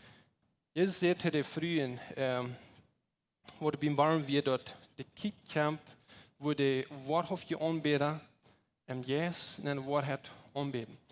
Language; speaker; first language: German; non-native, learner; Plautdietsch